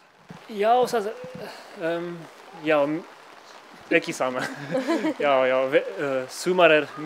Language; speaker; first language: Icelandic; non-native, learner; Swiss German